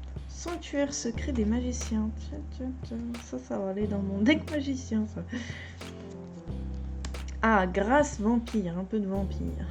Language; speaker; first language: French; native; French